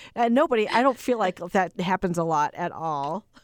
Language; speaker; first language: English; early bilingual, other home language; Filipino